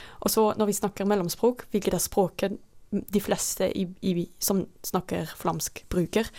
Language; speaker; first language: Norwegian; non-native, fluent; Dutch